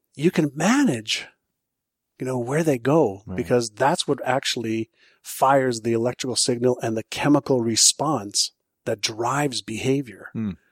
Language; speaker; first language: English; non-native, fluent; Hebrew